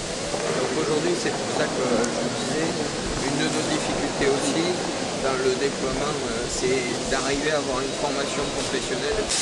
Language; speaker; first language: French; native; French